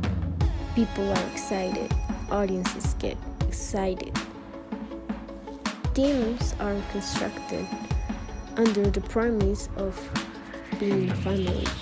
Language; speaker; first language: English; non-native, fluent; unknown